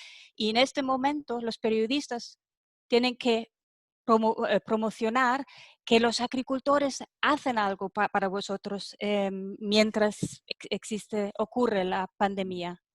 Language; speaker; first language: Spanish; non-native, fluent; German